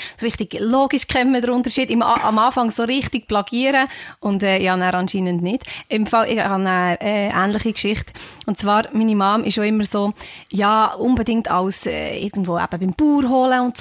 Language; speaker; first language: German; native; German